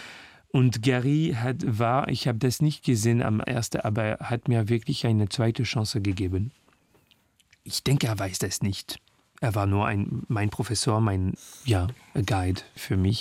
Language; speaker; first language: German; non-native, fluent; French